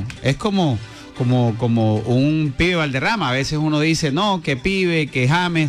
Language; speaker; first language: Spanish; native; Spanish